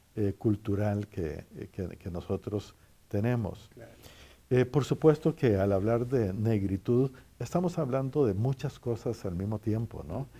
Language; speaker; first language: Spanish; native; Spanish